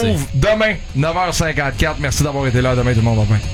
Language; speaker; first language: French; native; French